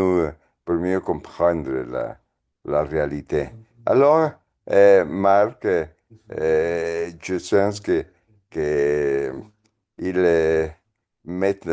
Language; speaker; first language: French; non-native, fluent; Spanish